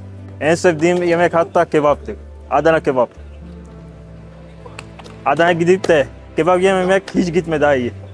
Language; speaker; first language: Turkish; non-native, fluent; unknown